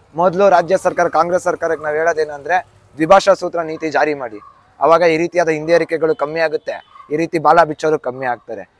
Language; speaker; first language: Kannada; native; Kannada